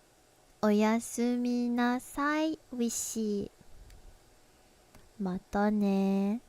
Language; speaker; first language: Japanese; non-native, learner; English